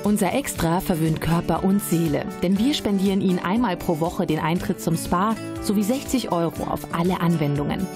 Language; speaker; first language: German; native; German